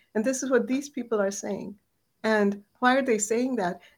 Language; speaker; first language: English; non-native, local second language; Bangla